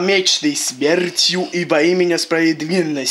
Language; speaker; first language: Russian; native; Russian